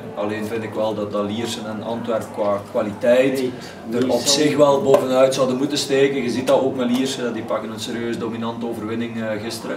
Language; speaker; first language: Dutch; native; Dutch